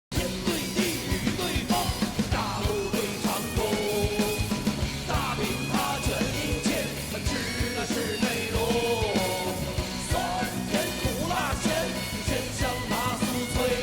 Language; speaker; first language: Chinese; native; Chinese